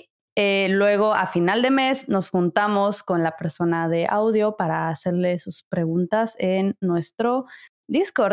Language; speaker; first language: Spanish; native; Spanish